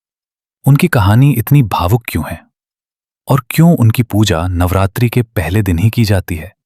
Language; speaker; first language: Hindi; native; Hindi